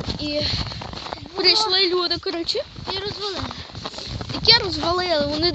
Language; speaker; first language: Ukrainian; native; Ukrainian